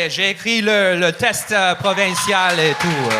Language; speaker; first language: French; non-native, learner; Russian